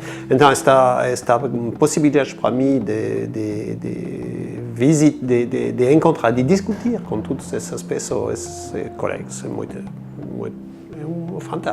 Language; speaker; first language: Portuguese; non-native, fluent; French